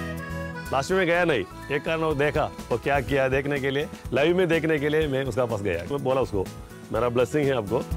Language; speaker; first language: Hindi; non-native, local second language; Malayalam